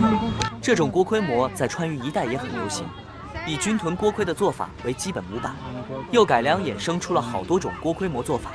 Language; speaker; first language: Chinese; native; Chinese